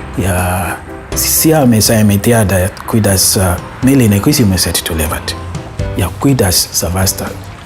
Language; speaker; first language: Estonian; non-native, learner; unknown